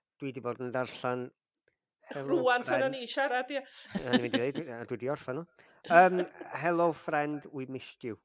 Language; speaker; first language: Welsh; native; Welsh